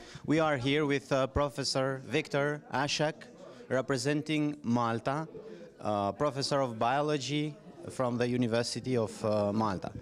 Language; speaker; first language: English; non-native, fluent; Albanian